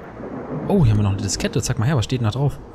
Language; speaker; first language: German; native; German